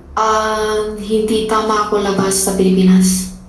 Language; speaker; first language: Filipino; non-native, learner; Chinese